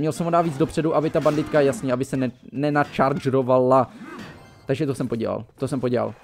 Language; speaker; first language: Czech; native; Czech